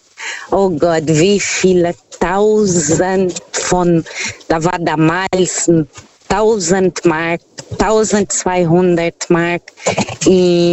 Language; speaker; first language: German; non-native, learner; Portuguese